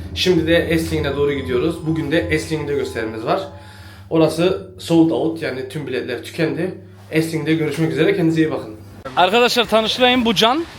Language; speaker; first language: Turkish; early bilingual, heritage; Turkish